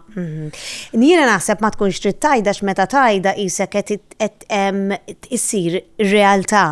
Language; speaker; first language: Maltese; native; Maltese